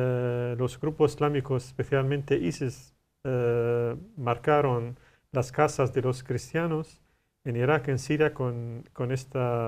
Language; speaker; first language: Spanish; non-native, learner; Arabic